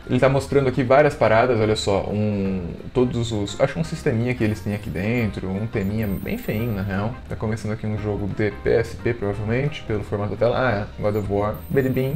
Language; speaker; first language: Portuguese; native; Portuguese